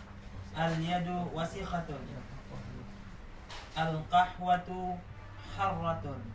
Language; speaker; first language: Arabic; non-native, learner; Indonesian